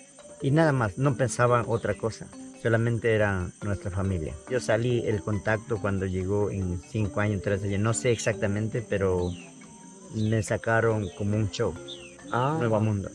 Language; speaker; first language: Spanish; non-native, local second language; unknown